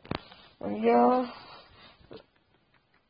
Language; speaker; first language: German; native; German